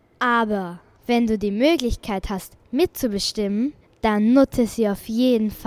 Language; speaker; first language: German; native; German